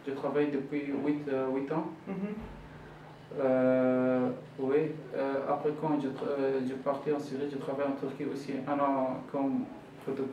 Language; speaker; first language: French; non-native, learner; Arabic